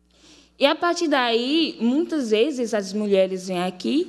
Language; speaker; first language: Portuguese; non-native, fluent; Haitian Creole